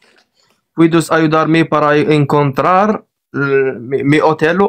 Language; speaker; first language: Spanish; non-native, learner; Arabic